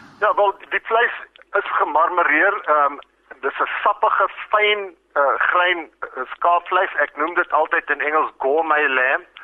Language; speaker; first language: Afrikaans; native; Afrikaans